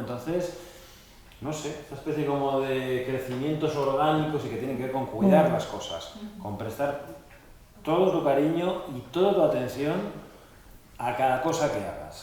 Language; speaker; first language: Spanish; native; Spanish